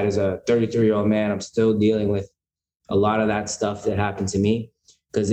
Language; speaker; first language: English; native; English